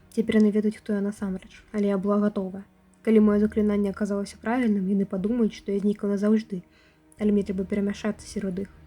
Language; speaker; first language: Belarusian; native; Belarusian